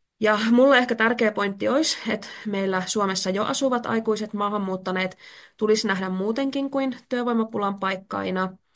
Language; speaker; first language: Finnish; native; Finnish